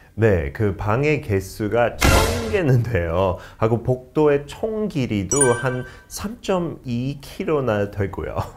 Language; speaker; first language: Korean; non-native, fluent; English